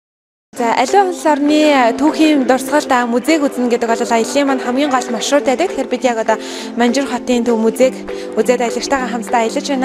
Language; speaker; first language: Mongolian; native; Mongolian